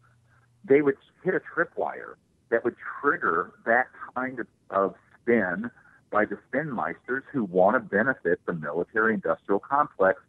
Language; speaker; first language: English; native; English